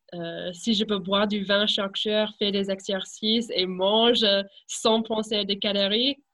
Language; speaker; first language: French; non-native, fluent; English